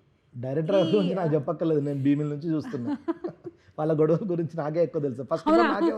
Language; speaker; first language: Telugu; native; Telugu